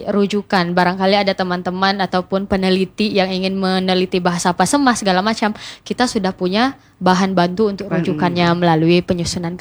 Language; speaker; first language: Indonesian; non-native, local second language; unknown